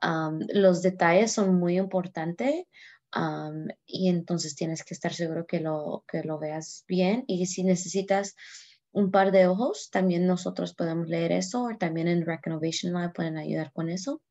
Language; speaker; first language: Spanish; early bilingual, heritage; Spanish